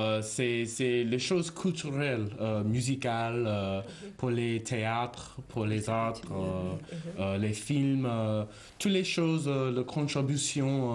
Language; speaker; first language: French; non-native, learner; English